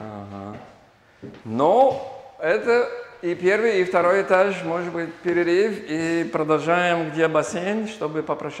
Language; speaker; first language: Russian; non-native, learner; English